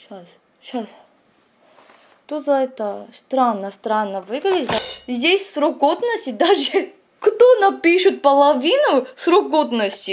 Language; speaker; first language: Russian; non-native, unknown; Korean